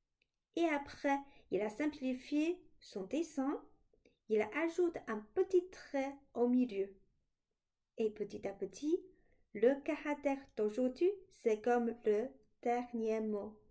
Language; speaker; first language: French; non-native, fluent; Chinese